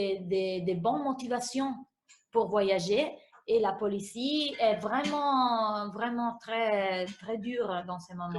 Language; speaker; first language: French; non-native, fluent; Italian